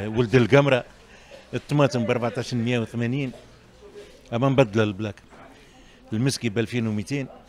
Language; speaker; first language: Arabic; native; Arabic